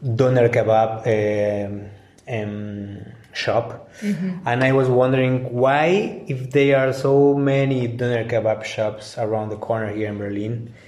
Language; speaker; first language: English; non-native, fluent; Spanish